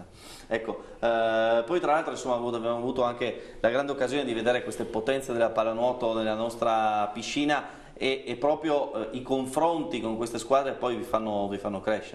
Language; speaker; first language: Italian; native; Italian